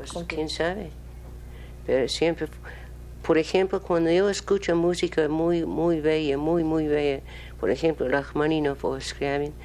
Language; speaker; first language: Spanish; non-native, learner; English